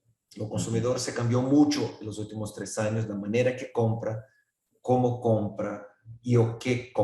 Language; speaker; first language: Spanish; non-native, fluent; Portuguese